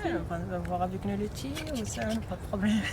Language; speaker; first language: French; non-native, learner; Arabic